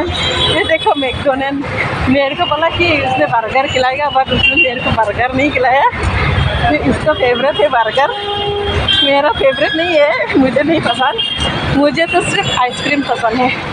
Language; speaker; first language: Hindi; non-native, local second language; Assamese